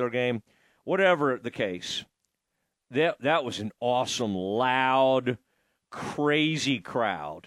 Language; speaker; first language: English; native; English